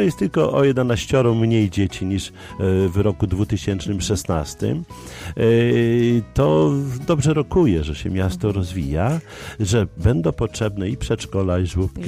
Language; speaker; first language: Polish; native; Polish